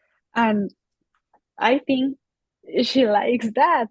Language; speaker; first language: English; non-native, learner; Spanish